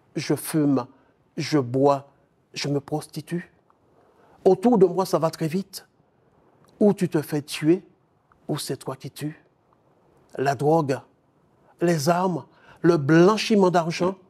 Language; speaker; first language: French; native; French